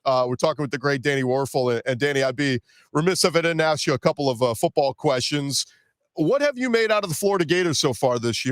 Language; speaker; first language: English; native; English